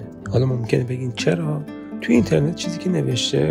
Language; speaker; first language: Persian; native; Persian